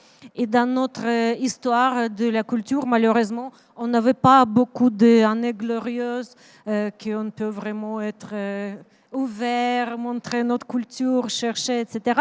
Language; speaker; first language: French; non-native, learner; Ukrainian